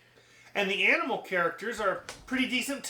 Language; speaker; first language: English; native; English